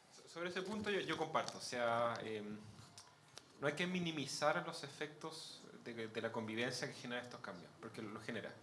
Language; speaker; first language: Spanish; native; Spanish